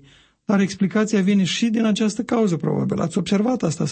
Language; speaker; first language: Romanian; native; Romanian